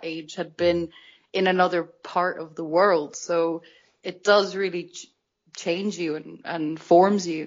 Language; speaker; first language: English; native; English